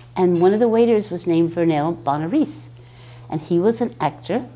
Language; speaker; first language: English; native; English